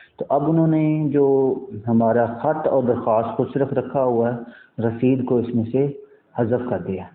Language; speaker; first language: Urdu; non-native, local second language; Punjabi